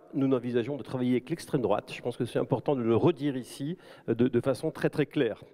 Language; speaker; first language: French; native; French